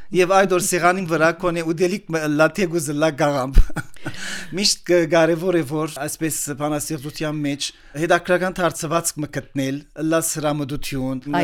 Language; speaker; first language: Armenian; early bilingual, heritage; Armenian